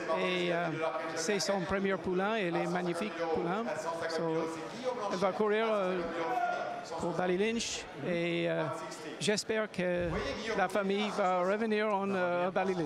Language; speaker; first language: French; non-native, learner; English